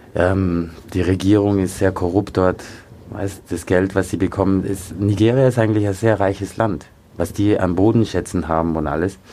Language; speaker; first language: German; early bilingual, other home language; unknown